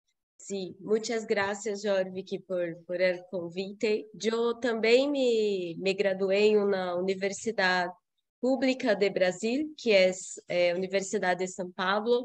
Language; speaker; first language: Spanish; non-native, fluent; Portuguese